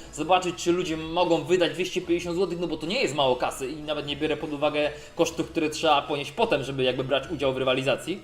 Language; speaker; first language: Polish; native; Polish